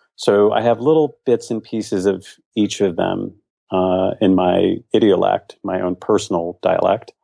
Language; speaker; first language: English; native; English